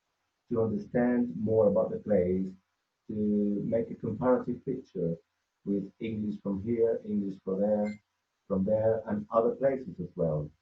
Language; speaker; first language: English; non-native, fluent; Spanish